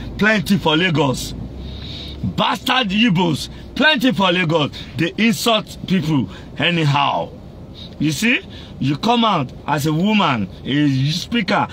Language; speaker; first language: Nigerian Pidgin; non-native, local second language; Yoruba